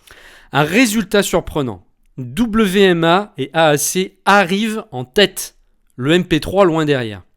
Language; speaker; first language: French; native; French